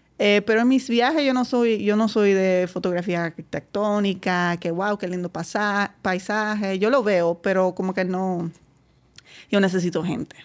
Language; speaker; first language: Spanish; non-native, fluent; Dutch